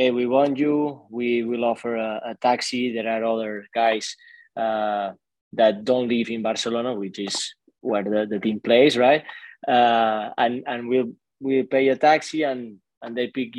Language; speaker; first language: English; non-native, fluent; Spanish